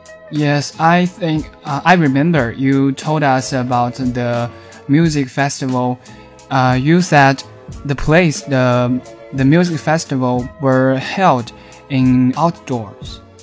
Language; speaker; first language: English; non-native, learner; Chinese